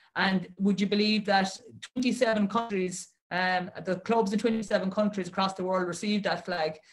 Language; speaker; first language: English; native; English